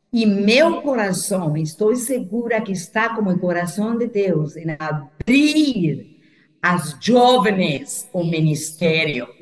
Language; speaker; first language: Portuguese; non-native, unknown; Spanish